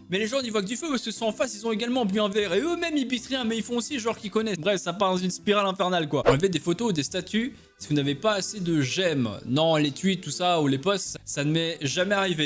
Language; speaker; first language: French; native; French